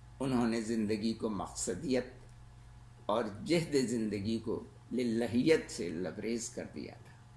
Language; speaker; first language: Urdu; native; Urdu